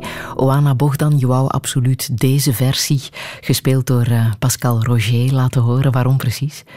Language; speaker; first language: Dutch; native; Dutch